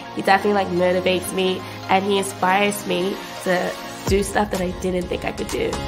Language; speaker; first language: English; native; English